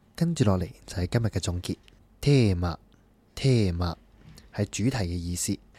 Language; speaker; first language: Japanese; non-native, fluent; Cantonese